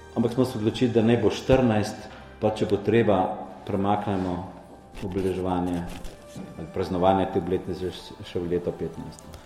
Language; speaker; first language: Slovenian; native; Slovenian